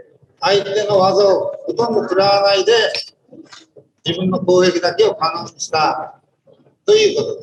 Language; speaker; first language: Japanese; native; Japanese